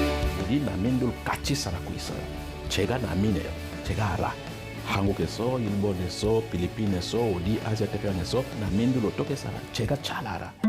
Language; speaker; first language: Korean; non-native, learner; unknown